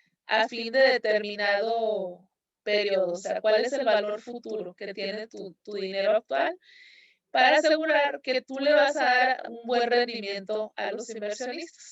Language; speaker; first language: Spanish; native; Spanish